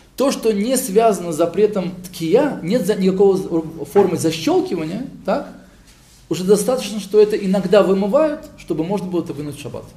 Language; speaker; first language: Russian; early bilingual, heritage; Hebrew